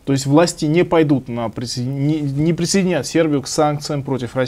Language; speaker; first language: Russian; native; Russian